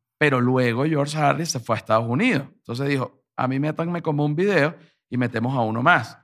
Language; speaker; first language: Spanish; native; Spanish